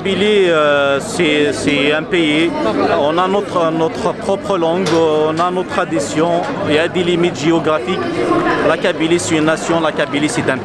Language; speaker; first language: French; non-native, local second language; Kabyle